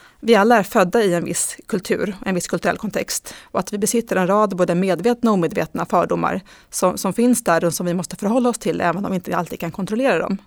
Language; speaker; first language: Swedish; native; Swedish